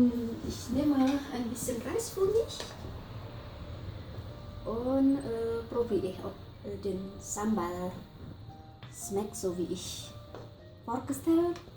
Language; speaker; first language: German; non-native, fluent; Javanese